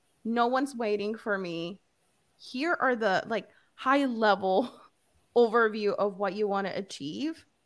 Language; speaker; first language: English; early bilingual, other home language; Spanish